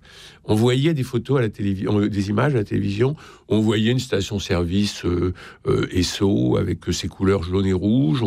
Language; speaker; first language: French; native; French